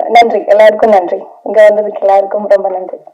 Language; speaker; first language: Tamil; non-native, learner; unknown